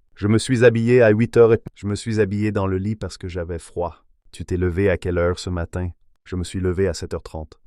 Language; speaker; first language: French; native; French